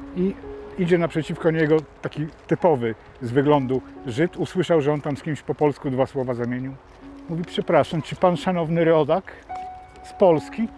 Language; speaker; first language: Polish; native; Polish